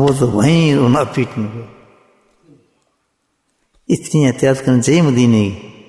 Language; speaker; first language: Urdu; native; Urdu